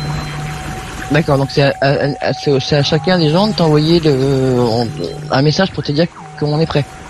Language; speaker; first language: French; native; French